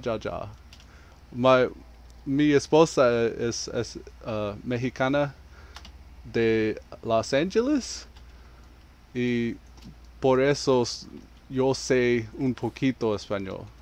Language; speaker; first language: Spanish; non-native, learner; English